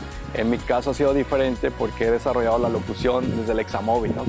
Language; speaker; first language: Spanish; native; Spanish